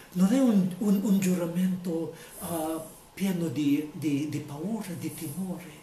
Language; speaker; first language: Italian; non-native, fluent; Filipino